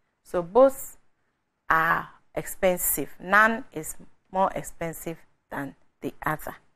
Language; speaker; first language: English; non-native, local second language; Akan